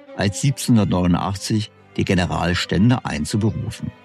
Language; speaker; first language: German; native; German